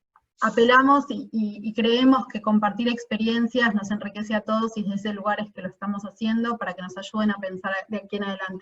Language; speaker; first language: Spanish; native; Spanish